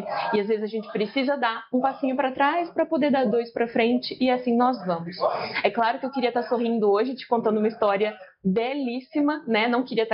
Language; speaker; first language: Portuguese; native; Portuguese